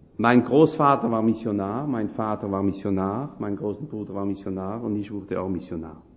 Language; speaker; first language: German; non-native, fluent; French